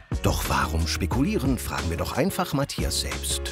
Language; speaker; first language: German; native; German